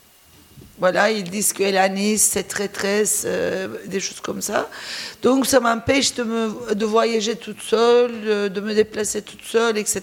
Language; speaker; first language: French; non-native, fluent; Turkish